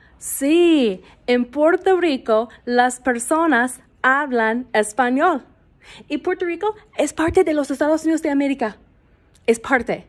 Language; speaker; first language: Spanish; non-native, learner; English